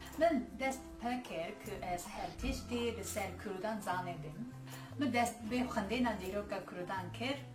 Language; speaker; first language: Kurdish; non-native, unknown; Japanese